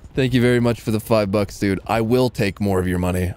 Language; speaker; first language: English; native; English